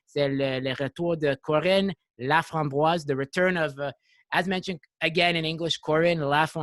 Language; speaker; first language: French; non-native, local second language; English